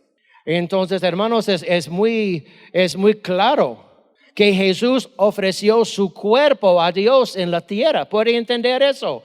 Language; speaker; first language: Spanish; non-native, fluent; English